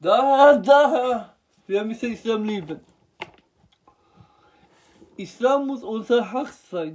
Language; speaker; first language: German; non-native, learner; Turkish